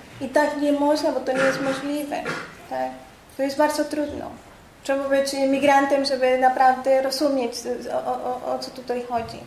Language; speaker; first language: Polish; non-native, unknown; Spanish